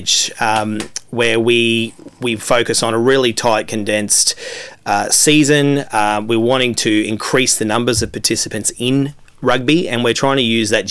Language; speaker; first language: English; native; English